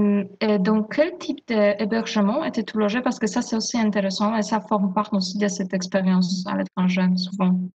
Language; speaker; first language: French; non-native, fluent; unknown